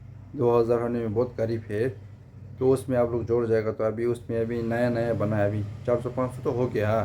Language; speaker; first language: Hindi; non-native, fluent; Tibetan